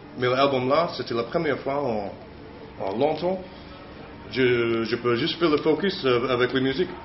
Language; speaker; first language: French; non-native, learner; English